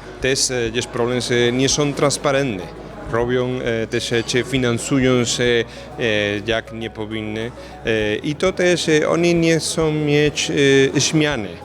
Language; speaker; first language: Polish; non-native, learner; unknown